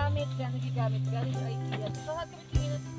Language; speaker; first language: Filipino; non-native, local second language; Cebuano